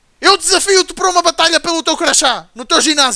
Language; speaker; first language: Portuguese; native; Portuguese